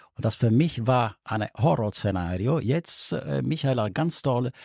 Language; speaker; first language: German; non-native, fluent; Italian